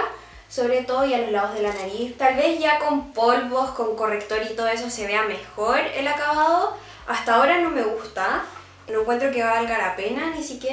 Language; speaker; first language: Spanish; native; Spanish